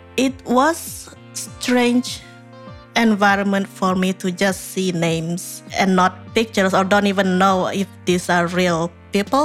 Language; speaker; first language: English; non-native, fluent; Indonesian